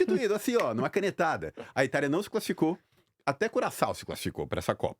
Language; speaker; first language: Portuguese; native; Portuguese